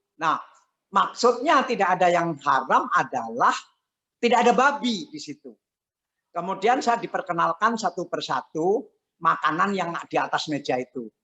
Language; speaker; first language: Indonesian; non-native, local second language; Javanese